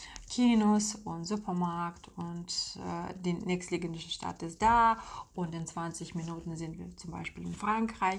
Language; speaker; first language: German; non-native, fluent; Russian